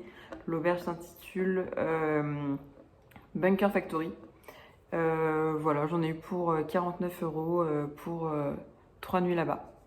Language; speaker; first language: French; native; French